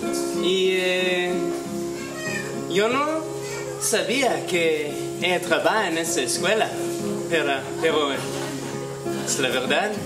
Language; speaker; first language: Spanish; non-native, learner; English